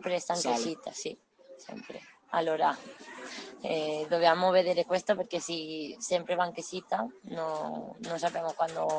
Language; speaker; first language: Italian; non-native, learner; Spanish